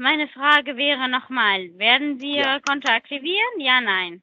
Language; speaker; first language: German; non-native, learner; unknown